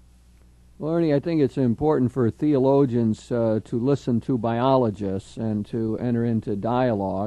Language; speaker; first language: English; native; English